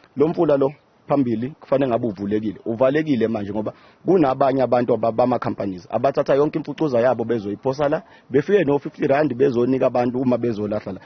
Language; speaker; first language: Zulu; native; Zulu